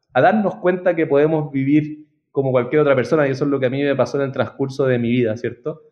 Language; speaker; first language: Spanish; native; Spanish